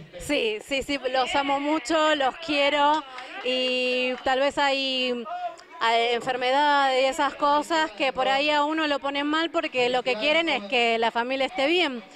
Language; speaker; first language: Spanish; native; Spanish